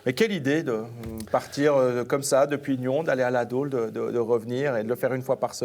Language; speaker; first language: French; native; French